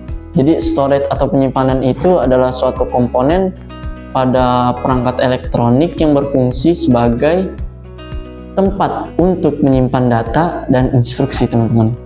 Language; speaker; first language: Indonesian; native; Indonesian